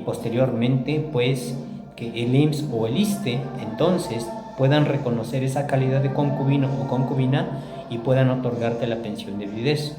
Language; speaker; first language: Spanish; native; Spanish